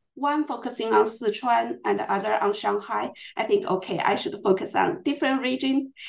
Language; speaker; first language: English; non-native, fluent; Chinese